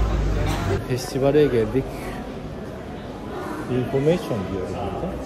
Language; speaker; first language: Turkish; non-native, fluent; Japanese